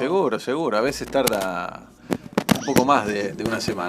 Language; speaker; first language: Spanish; native; Spanish